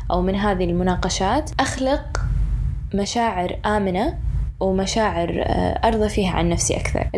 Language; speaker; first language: Arabic; early bilingual, other home language; English